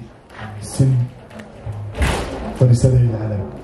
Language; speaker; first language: Arabic; native; Arabic